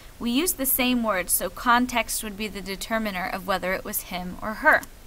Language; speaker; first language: English; native; English